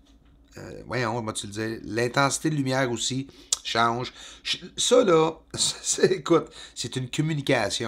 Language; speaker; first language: French; native; French